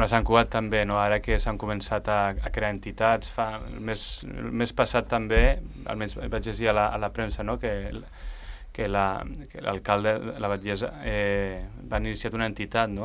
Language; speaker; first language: Catalan; native; Catalan